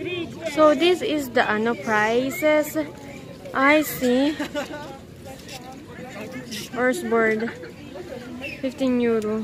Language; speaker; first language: English; non-native, fluent; Filipino